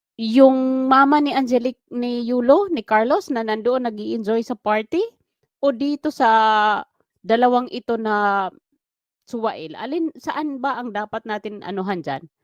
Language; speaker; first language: Filipino; non-native, local second language; Waray